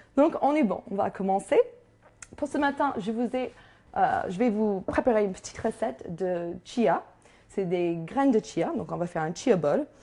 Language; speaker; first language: French; non-native, fluent; English